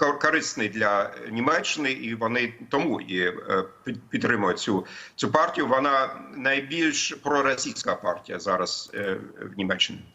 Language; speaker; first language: Ukrainian; non-native, fluent; German